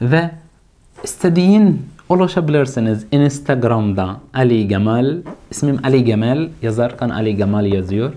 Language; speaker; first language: Turkish; non-native, fluent; Arabic